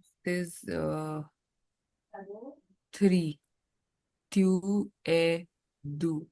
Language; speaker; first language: French; non-native, learner; Hindi